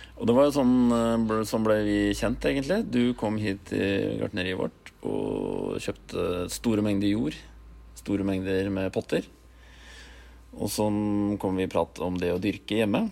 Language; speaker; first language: Norwegian; native; Norwegian